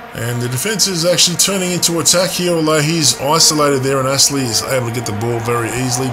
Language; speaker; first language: English; native; English